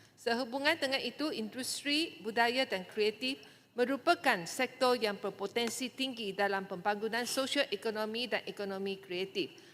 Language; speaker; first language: Malay; non-native, local second language; Chinese